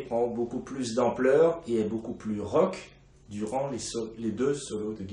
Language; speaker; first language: French; non-native, fluent; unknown